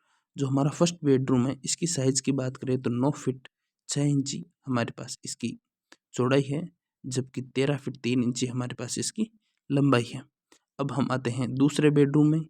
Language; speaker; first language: Hindi; native; Hindi